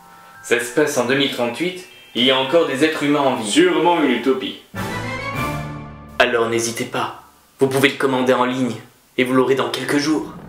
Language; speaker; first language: French; native; French